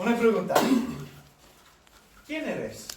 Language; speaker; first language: Spanish; non-native, fluent; English